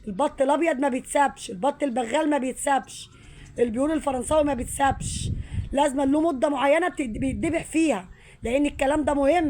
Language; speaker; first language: Arabic; native; Arabic